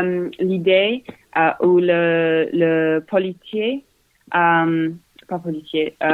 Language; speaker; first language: French; non-native, learner; English